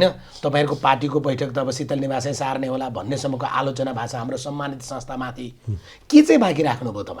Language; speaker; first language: Nepali; native; Nepali